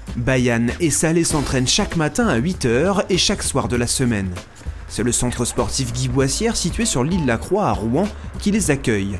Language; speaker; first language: French; native; French